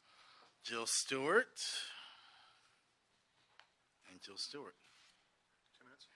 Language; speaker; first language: English; native; English